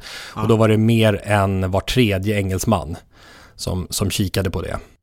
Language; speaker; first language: Swedish; native; Swedish